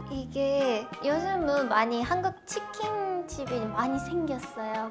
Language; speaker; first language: Korean; non-native, fluent; Japanese